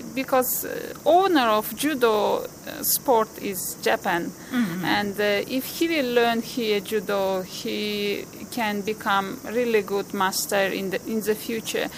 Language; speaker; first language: English; non-native, fluent; Uzbek